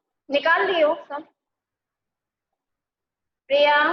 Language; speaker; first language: Hindi; native; Hindi